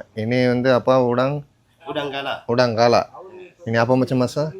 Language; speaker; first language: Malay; non-native, learner; Tamil